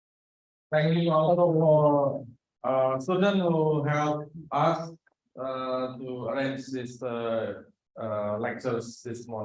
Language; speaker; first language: English; non-native, learner; Indonesian